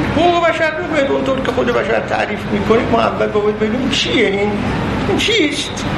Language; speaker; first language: Persian; non-native, local second language; Azerbaijani